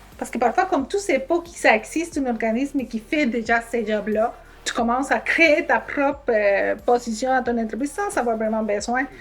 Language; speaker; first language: French; non-native, fluent; Spanish